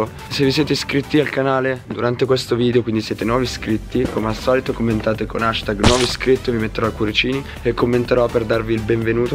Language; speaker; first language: Italian; native; Italian